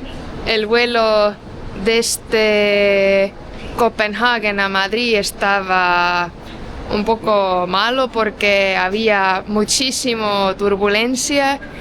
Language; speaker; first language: Spanish; non-native, fluent; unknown